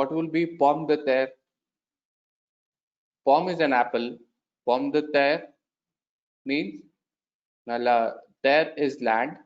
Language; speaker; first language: French; non-native, learner; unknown